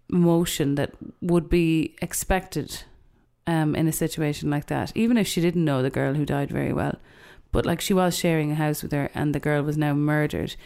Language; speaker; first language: English; native; English